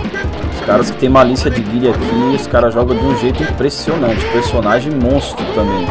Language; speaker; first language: Portuguese; native; Portuguese